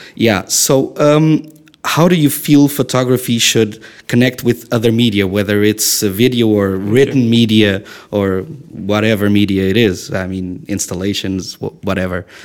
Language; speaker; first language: English; non-native, fluent; Portuguese